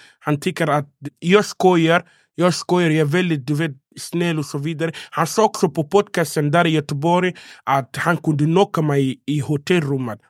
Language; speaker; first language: Swedish; non-native, fluent; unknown